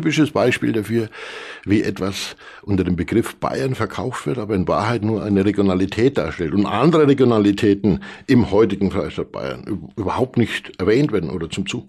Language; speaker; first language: German; native; German